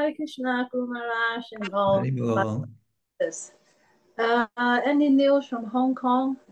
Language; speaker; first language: English; non-native, learner; Cantonese